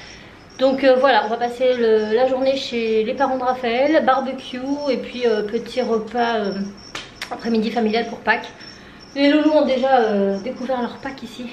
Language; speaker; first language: French; native; French